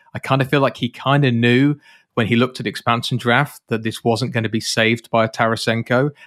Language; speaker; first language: English; native; English